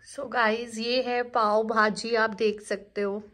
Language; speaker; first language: Hindi; native; Hindi